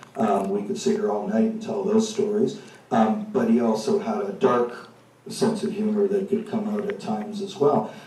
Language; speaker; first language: English; native; English